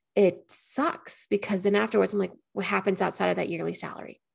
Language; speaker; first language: English; native; English